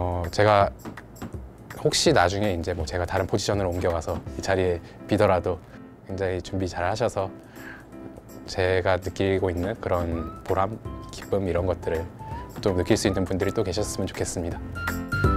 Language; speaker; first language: Korean; early bilingual, heritage; Korean